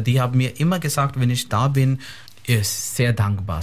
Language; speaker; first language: German; non-native, fluent; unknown